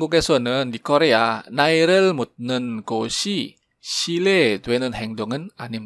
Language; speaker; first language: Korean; non-native, fluent; Indonesian